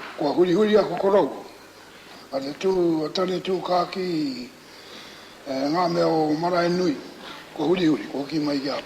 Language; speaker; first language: Māori; native; Māori